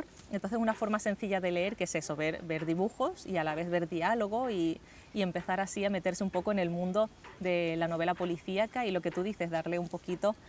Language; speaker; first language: Spanish; native; Spanish